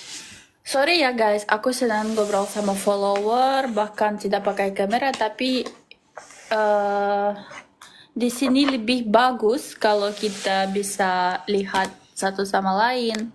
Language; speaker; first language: Indonesian; non-native, learner; Russian